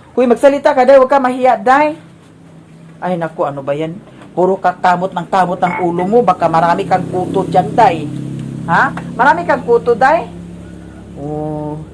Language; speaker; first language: Filipino; non-native, local second language; Cebuano